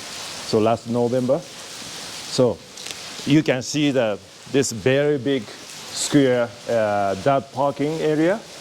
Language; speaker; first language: English; non-native, learner; Japanese